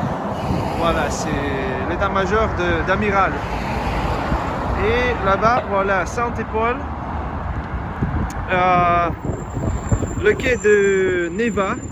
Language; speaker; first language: French; non-native, fluent; Russian